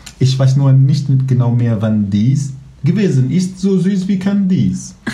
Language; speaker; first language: German; non-native, fluent; Kurdish